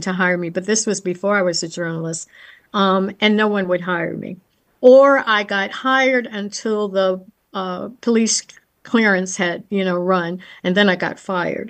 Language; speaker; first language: English; native; English